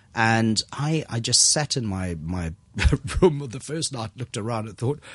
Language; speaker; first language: English; native; English